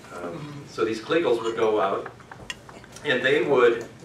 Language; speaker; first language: English; native; English